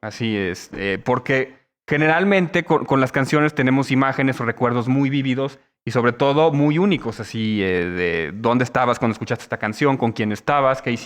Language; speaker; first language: Spanish; native; Spanish